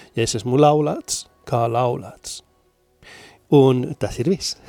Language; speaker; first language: Latvian; non-native, learner; Spanish